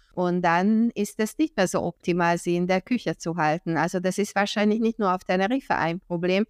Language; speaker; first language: German; non-native, fluent; Hungarian